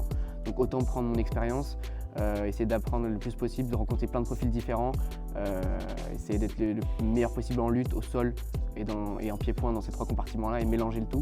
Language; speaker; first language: French; native; French